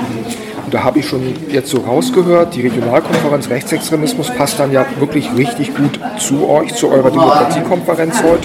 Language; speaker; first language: German; native; German